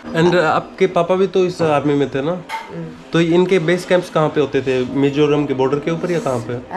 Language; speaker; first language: Hindi; native; Hindi